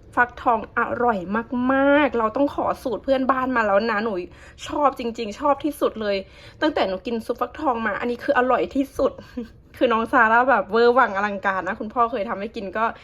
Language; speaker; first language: Thai; native; Thai